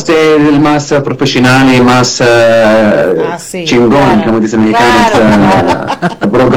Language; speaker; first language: Spanish; non-native, learner; Arabic